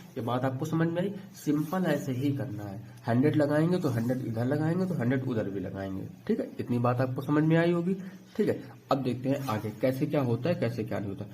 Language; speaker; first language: Hindi; native; Hindi